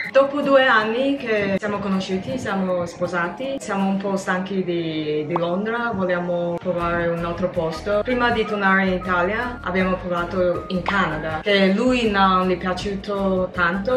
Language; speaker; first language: Italian; non-native, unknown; Chinese